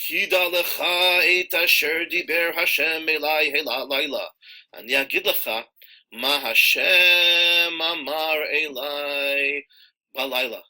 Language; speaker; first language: Hebrew; non-native, fluent; English